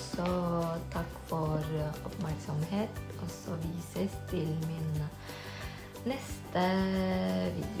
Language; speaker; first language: Norwegian; non-native, fluent; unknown